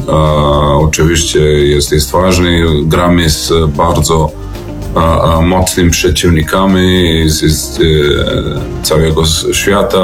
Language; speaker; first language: Polish; non-native, fluent; Serbian